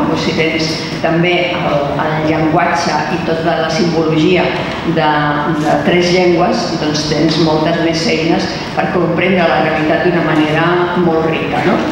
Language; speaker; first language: Catalan; non-native, local second language; Spanish